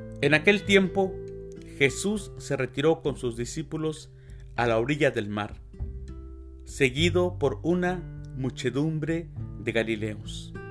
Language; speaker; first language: Spanish; native; Spanish